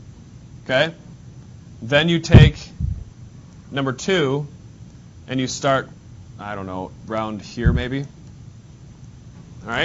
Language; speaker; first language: English; native; English